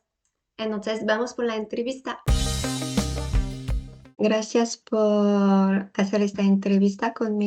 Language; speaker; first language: Spanish; non-native, fluent; French